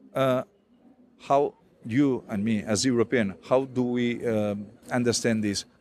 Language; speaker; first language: English; non-native, fluent; Catalan